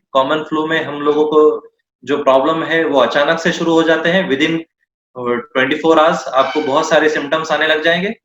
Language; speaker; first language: Hindi; non-native, local second language; Marathi